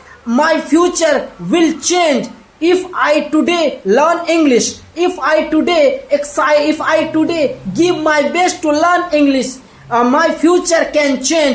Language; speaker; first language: English; non-native, learner; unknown